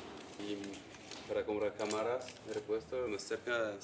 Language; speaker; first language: Spanish; non-native, learner; French